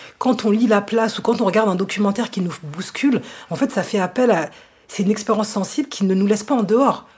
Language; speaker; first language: French; native; French